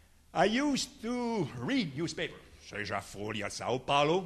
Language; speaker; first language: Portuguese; non-native, fluent; French